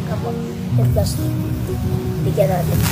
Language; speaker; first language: Filipino; native; Filipino